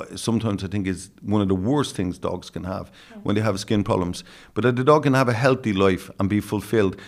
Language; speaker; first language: English; native; English